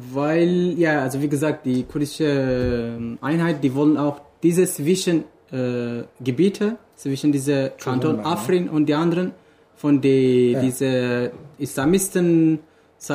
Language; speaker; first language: German; non-native, fluent; Kurdish